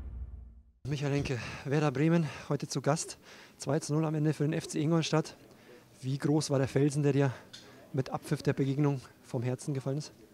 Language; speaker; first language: German; native; German